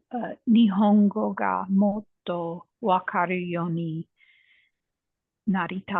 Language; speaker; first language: Japanese; non-native, learner; English